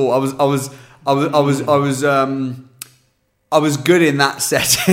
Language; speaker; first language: English; native; English